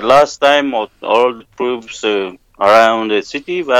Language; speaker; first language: English; non-native, learner; Persian